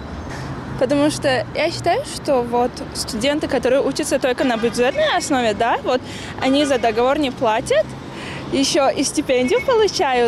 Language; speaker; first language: Russian; non-native, local second language; Tajik